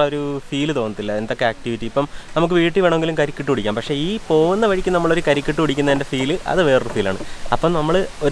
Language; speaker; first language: Malayalam; native; Malayalam